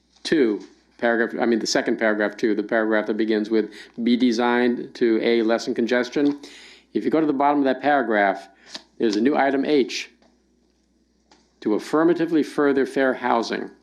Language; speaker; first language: English; native; English